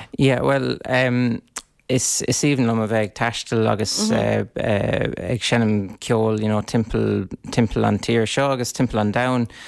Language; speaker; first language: Irish; non-native, local second language; English